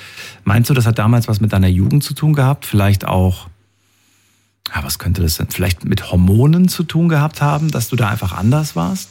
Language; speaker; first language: German; native; German